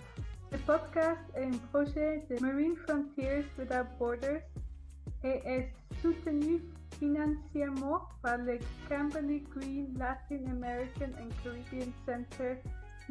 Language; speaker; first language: French; non-native, fluent; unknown